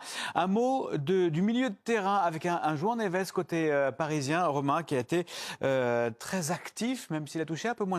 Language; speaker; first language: French; native; French